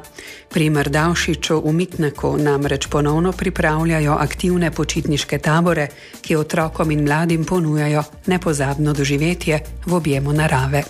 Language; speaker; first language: Slovenian; native; Slovenian